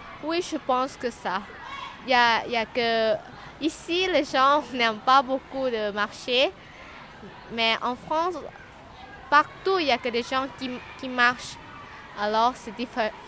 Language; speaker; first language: French; non-native, learner; Lao